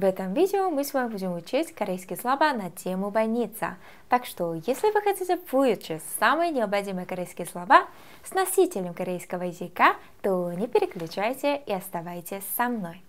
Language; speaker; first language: Russian; non-native, fluent; Korean